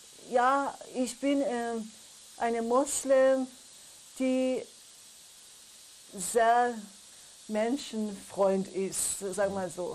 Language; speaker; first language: German; non-native, learner; Persian